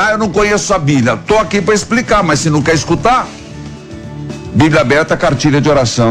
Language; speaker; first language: Portuguese; native; Portuguese